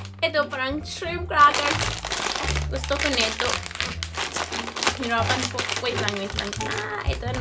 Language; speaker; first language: Filipino; non-native, learner; English